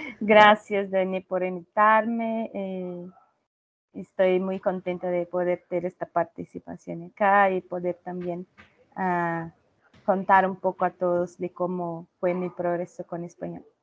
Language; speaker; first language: Spanish; non-native, learner; Portuguese